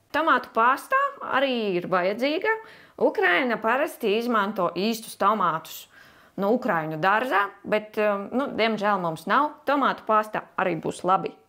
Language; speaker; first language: Latvian; non-native, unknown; Ukrainian